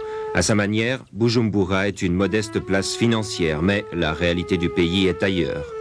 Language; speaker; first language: French; native; French